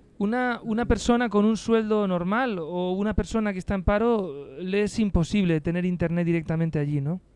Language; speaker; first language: Spanish; native; Spanish